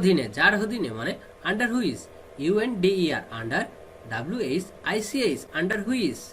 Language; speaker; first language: English; non-native, fluent; Bangla